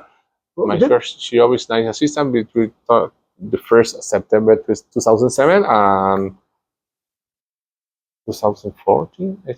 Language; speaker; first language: English; non-native, learner; Spanish